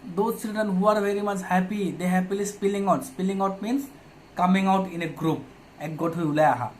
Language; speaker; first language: English; non-native, local second language; Assamese